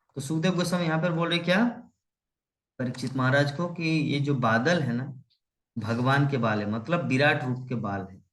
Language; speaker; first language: Hindi; non-native, local second language; Bangla